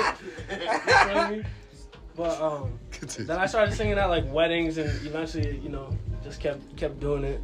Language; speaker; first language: English; early bilingual, other home language; Ukrainian